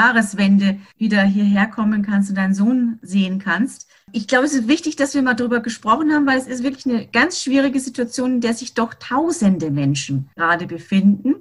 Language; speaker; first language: German; native; German